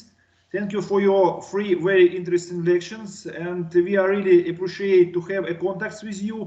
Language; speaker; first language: English; non-native, learner; Russian